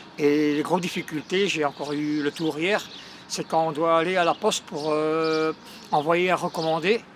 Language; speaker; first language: French; native; French